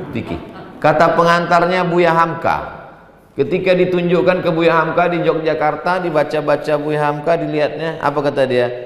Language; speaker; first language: Indonesian; native; Indonesian